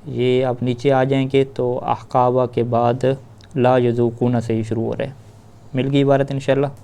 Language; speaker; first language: Urdu; native; Urdu